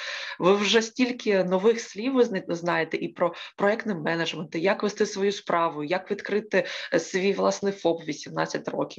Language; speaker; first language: Ukrainian; native; Ukrainian